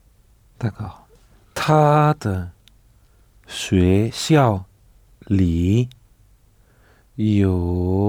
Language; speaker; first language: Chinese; non-native, learner; French